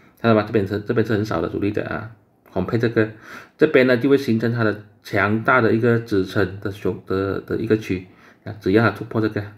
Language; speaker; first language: Chinese; native; Chinese